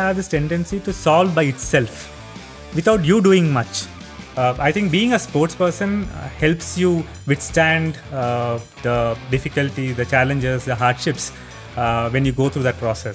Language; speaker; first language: English; non-native, local second language; Tamil